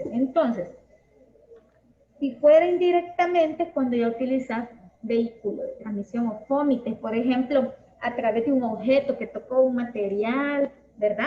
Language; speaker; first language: Spanish; native; Spanish